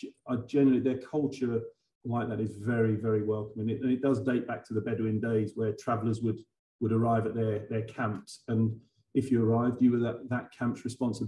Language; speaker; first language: English; native; English